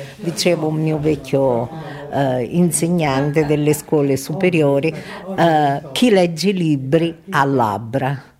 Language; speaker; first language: Italian; native; Italian